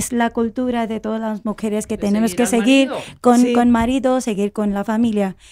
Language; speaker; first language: Spanish; non-native, fluent; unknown